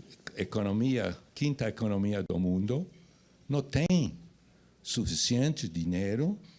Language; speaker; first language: Portuguese; non-native, fluent; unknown